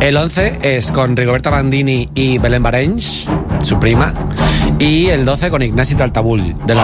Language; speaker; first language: Spanish; native; Spanish